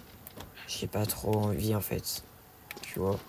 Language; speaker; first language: French; native; French